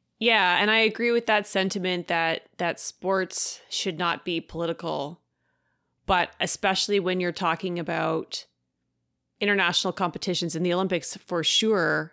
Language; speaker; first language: English; native; English